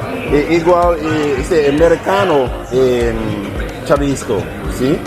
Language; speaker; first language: Spanish; non-native, learner; English